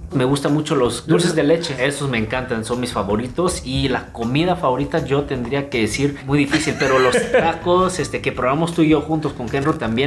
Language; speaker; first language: Spanish; non-native, fluent; Korean